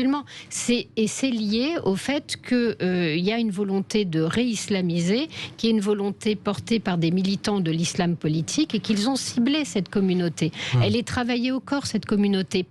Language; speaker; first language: French; native; French